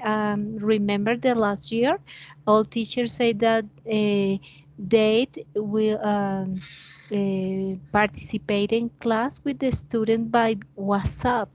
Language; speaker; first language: English; non-native, learner; Spanish